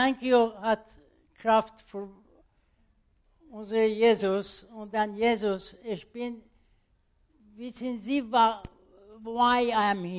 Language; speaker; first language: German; non-native, learner; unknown